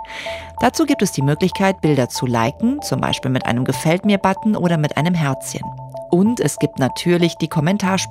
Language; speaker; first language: German; native; German